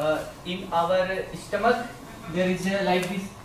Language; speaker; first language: English; non-native, learner; Hindi